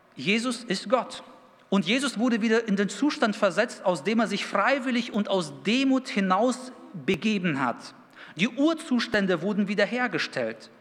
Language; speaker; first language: German; early bilingual, other home language; Russian